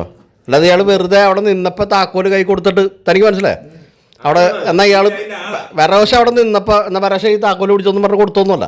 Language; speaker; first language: Malayalam; native; Malayalam